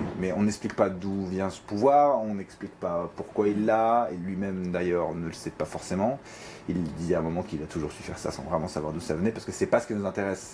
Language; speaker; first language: French; native; French